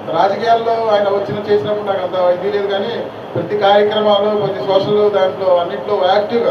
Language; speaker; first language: Telugu; non-native, local second language; Urdu